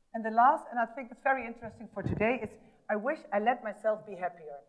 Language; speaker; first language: English; non-native, fluent; Dutch